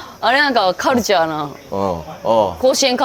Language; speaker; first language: Japanese; non-native, fluent; Korean